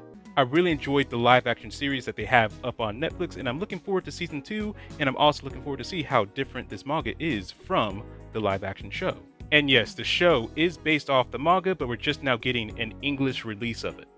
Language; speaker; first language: English; native; English